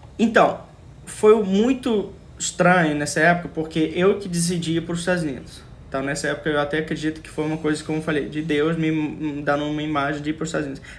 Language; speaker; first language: Portuguese; early bilingual, other home language; English